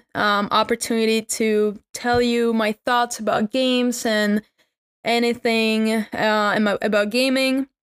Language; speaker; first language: English; non-native, fluent; Czech